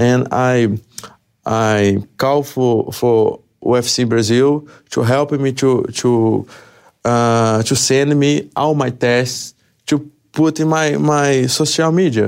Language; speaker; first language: English; non-native, learner; Portuguese